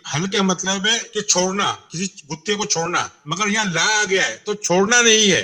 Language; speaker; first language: Urdu; non-native, local second language; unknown